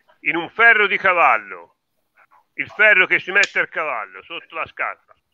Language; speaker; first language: Italian; native; Italian